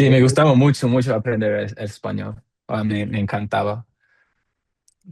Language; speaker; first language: Spanish; non-native, learner; English